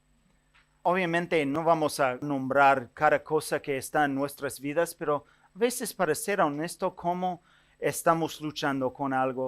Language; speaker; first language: Spanish; non-native, fluent; English